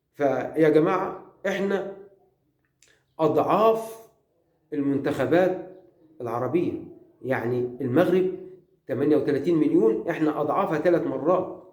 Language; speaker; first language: Arabic; native; Arabic